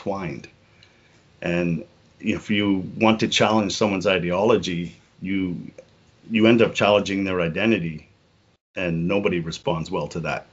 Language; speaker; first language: English; native; English